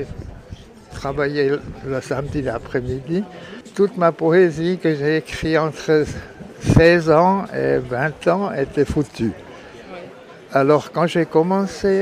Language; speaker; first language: French; non-native, local second language; German